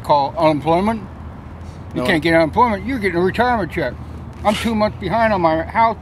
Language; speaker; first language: English; native; English